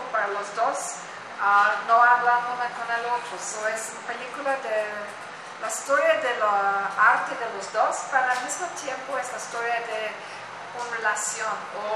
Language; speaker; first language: Spanish; non-native, learner; English